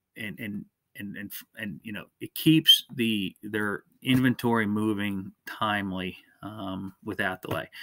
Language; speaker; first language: English; native; English